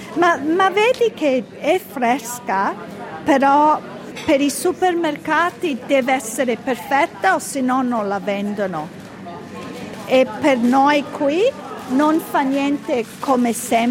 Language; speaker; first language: Italian; early bilingual, heritage; Italian